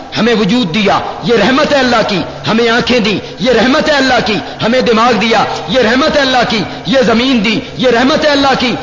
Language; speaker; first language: Urdu; non-native, local second language; Punjabi